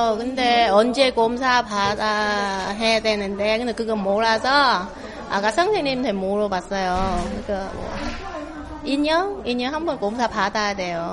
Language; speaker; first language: Korean; non-native, learner; Vietnamese